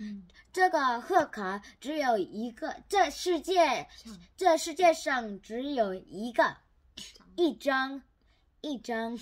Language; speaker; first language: Chinese; non-native, learner; Korean